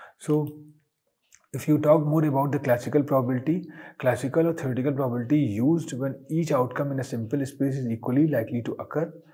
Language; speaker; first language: English; non-native, local second language; Hindi